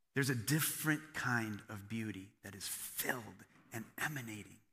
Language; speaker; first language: English; native; English